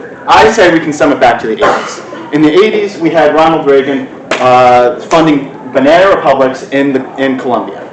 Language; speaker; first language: English; native; English